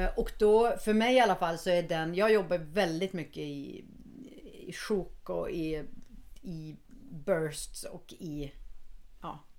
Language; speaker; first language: Swedish; early bilingual, heritage; Swedish